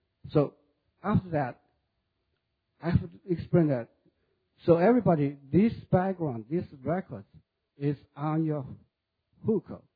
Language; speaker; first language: English; non-native, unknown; Chinese